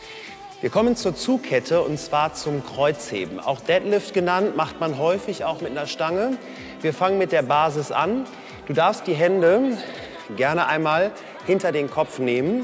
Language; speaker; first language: German; native; German